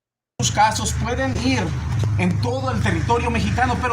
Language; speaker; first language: Spanish; native; Spanish